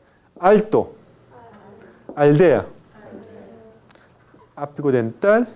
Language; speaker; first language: Spanish; non-native, fluent; Korean